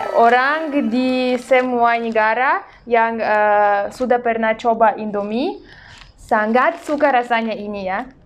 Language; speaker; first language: Indonesian; non-native, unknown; Russian